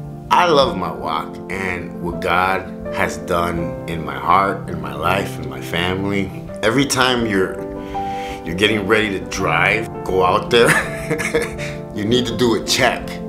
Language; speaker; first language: English; early bilingual, other home language; Spanish